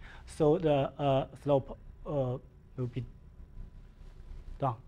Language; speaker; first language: English; non-native, learner; Chinese